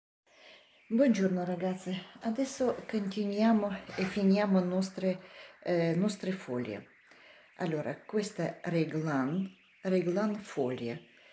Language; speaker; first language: Italian; non-native, learner; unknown